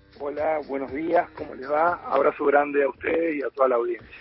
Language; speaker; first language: Spanish; native; Spanish